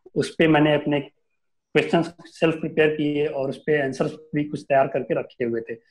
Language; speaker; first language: Hindi; native; Hindi